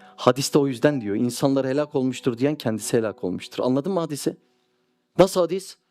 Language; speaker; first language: Turkish; native; Turkish